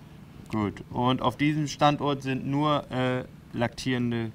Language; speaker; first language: German; native; German